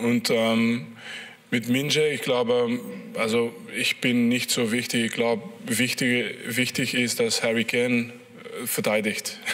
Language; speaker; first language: German; non-native, fluent; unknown